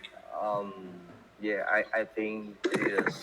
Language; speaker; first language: English; non-native, learner; Vietnamese